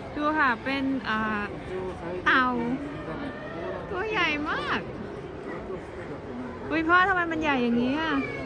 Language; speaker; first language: Thai; native; Thai